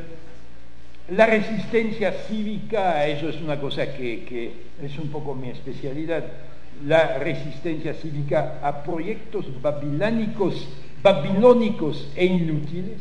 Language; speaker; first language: Spanish; non-native, fluent; French